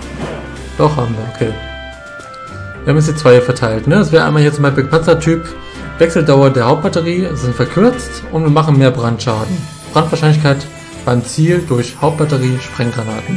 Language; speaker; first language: German; native; German